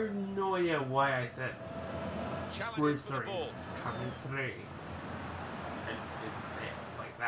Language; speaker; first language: English; native; English